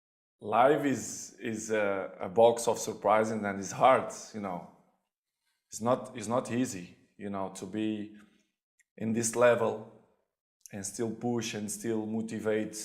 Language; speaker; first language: English; non-native, fluent; Portuguese